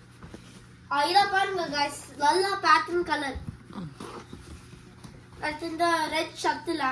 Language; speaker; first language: Tamil; early bilingual, heritage; Tamil